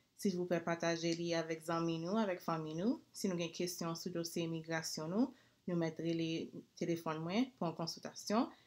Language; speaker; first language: Haitian Creole; early bilingual, heritage; English